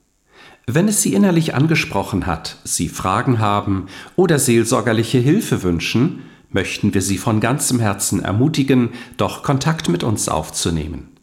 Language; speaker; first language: German; native; German